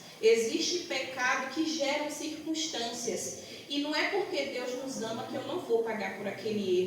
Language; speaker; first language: Portuguese; native; Portuguese